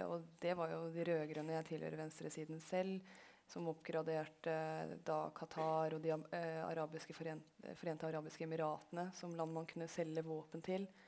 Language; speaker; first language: Norwegian; early bilingual, other home language; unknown